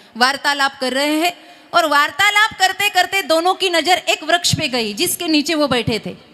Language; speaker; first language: Hindi; non-native, local second language; Marathi